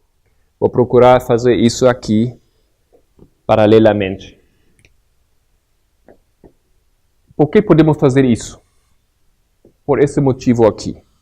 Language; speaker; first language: Portuguese; non-native, fluent; Spanish